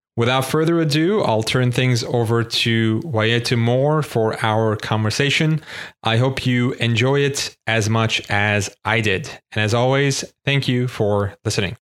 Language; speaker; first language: English; non-native, fluent; Turkish